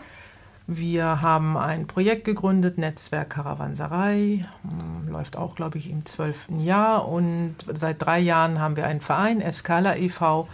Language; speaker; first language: German; native; German